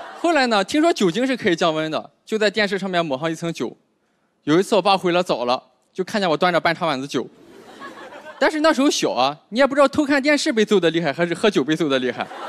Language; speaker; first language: Chinese; native; Chinese